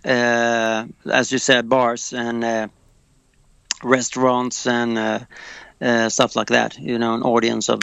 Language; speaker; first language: English; non-native, fluent; Swedish